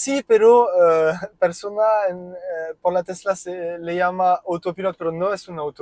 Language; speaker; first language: Spanish; non-native, learner; French